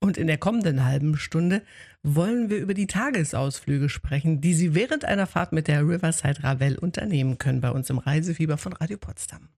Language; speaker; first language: German; native; German